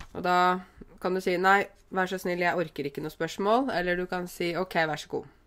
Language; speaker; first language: Norwegian; native; Norwegian